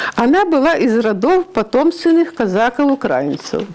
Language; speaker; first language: Russian; non-native, local second language; Ukrainian